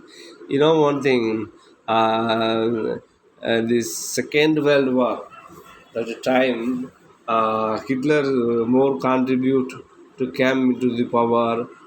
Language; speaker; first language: English; non-native, local second language; Tamil